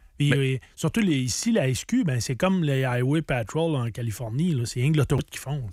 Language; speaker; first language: French; native; French